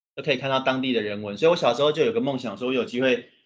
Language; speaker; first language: Chinese; native; Chinese